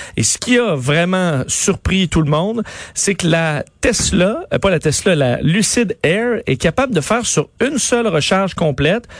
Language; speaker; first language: French; native; French